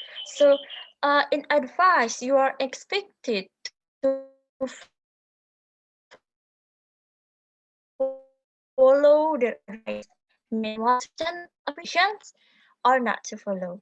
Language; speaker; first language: English; non-native, learner; Indonesian